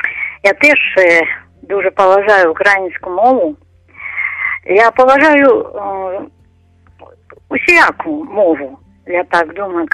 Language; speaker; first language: Ukrainian; non-native, local second language; Russian